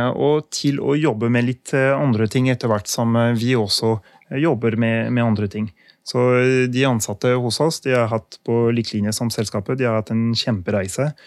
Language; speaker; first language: Norwegian; non-native, fluent; French